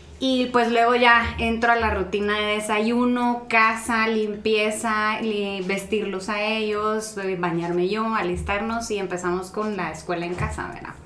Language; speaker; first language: Spanish; non-native, fluent; English